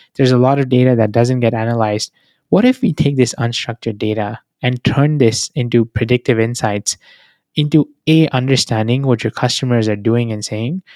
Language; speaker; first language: English; non-native, local second language; Hindi